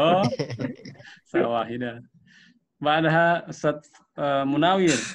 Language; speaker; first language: Arabic; non-native, fluent; Indonesian